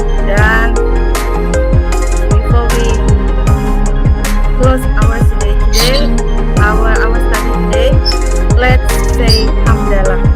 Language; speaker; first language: English; non-native, fluent; Indonesian